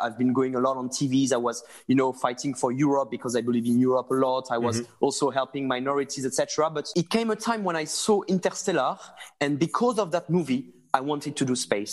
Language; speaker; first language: English; non-native, fluent; French